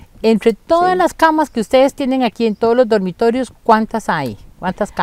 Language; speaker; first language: Spanish; native; Spanish